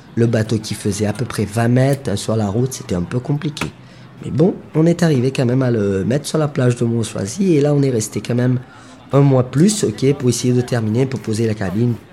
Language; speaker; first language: French; non-native, local second language; Morisyen